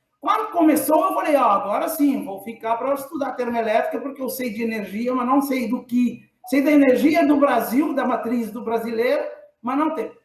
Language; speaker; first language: Portuguese; non-native, local second language; Kabuverdianu